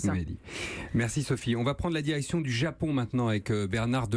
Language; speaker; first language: French; native; French